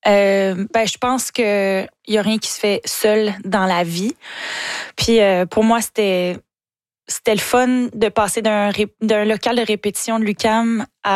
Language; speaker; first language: French; native; French